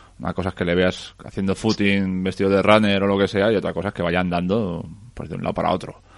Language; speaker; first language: Spanish; native; Spanish